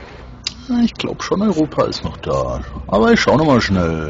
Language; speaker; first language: German; native; German